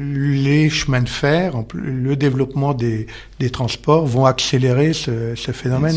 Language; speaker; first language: French; native; French